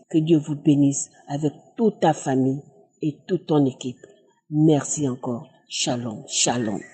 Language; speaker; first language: French; native; French